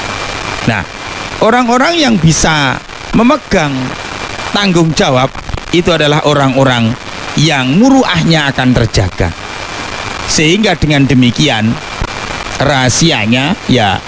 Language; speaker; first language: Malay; non-native, local second language; Javanese